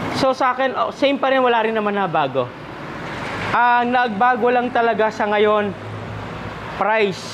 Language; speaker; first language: Filipino; non-native, local second language; Pampanga